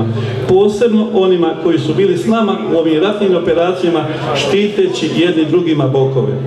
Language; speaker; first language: Croatian; native; Croatian